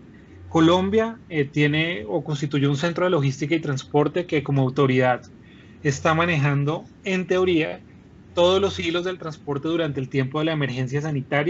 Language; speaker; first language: Spanish; native; Spanish